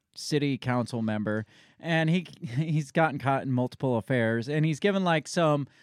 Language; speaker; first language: English; native; English